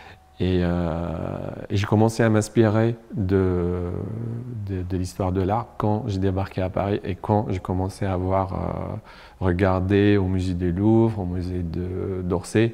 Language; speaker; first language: French; non-native, local second language; Arabic